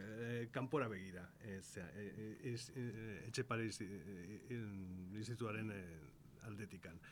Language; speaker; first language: Basque; non-native, local second language; Spanish